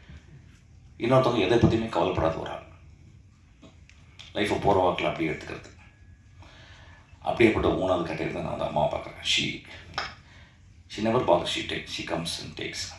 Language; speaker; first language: Tamil; native; Tamil